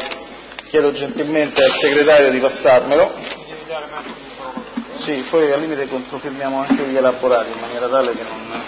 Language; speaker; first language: Italian; native; Italian